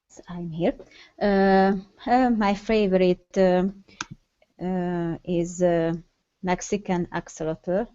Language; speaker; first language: English; non-native, learner; Hungarian